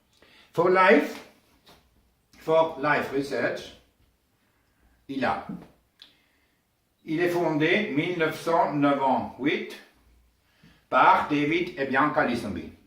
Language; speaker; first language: French; non-native, learner; Spanish